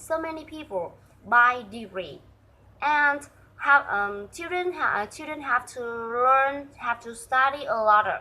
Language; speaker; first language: English; non-native, learner; Vietnamese